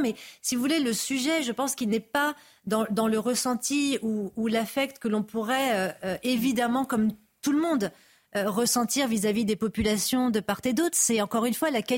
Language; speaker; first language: French; native; French